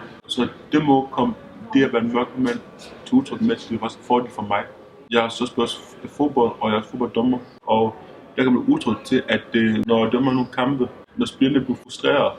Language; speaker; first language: Danish; early bilingual, other home language; Lingala